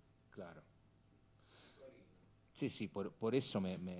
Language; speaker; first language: Spanish; non-native, fluent; Italian